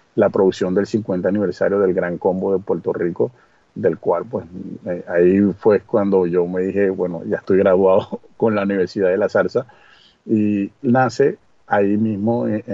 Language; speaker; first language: Spanish; native; Spanish